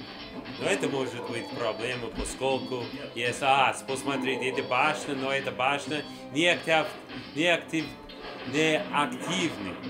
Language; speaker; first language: Russian; non-native, learner; English